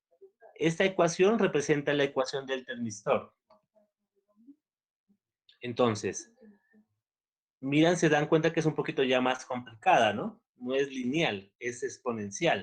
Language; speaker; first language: Spanish; native; Spanish